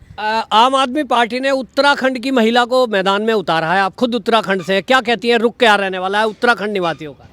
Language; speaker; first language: Hindi; native; Hindi